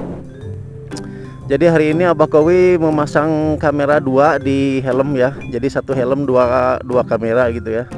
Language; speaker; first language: Indonesian; non-native, local second language; Sundanese